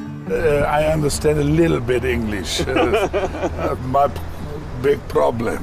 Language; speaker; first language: English; non-native, learner; German